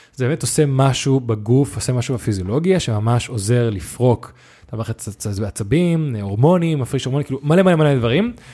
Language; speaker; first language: Hebrew; native; Hebrew